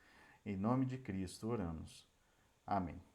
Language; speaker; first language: Portuguese; native; Portuguese